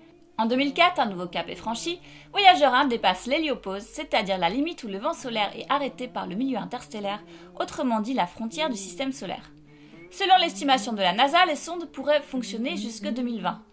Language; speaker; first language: French; native; French